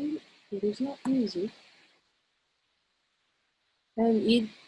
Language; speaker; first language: English; non-native, learner; Korean